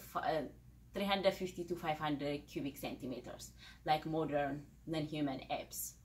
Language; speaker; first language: English; non-native, fluent; Amharic